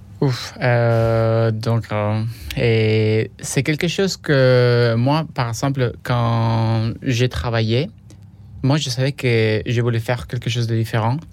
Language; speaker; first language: French; non-native, fluent; Spanish